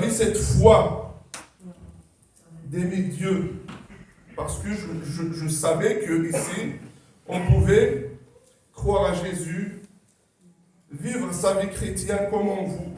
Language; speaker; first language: French; non-native, local second language; Kabyle